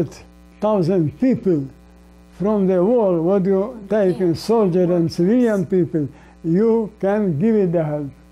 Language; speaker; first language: English; non-native, learner; Polish